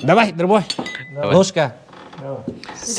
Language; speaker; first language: Russian; non-native, learner; Vietnamese